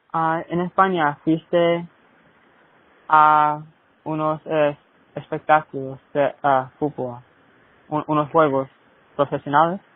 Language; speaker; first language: Spanish; early bilingual, heritage; Spanish